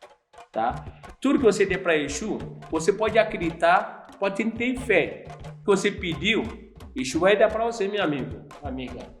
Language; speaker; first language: Portuguese; non-native, learner; Yoruba